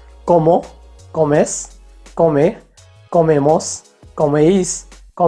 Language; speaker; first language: Spanish; non-native, fluent; Hindi